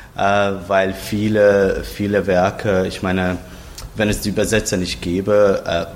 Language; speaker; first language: German; non-native, fluent; Croatian